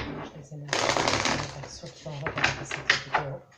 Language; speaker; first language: French; native; French